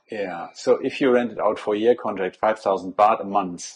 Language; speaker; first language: English; non-native, fluent; German